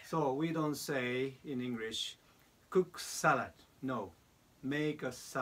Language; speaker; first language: English; non-native, learner; Japanese